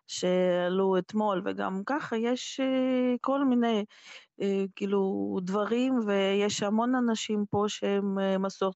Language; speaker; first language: Hebrew; non-native, fluent; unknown